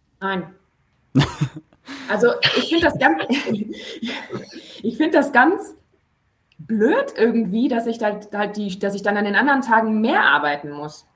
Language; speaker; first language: German; native; German